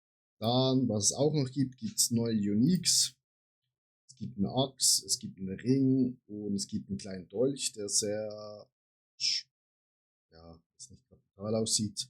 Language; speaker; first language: German; native; German